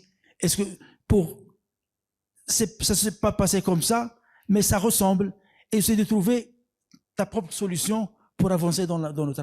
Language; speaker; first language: French; non-native, local second language; Arabic